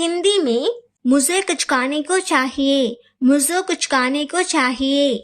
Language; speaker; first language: Hindi; non-native, local second language; Telugu